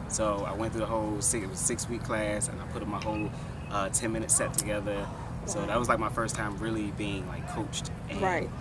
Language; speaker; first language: English; native; English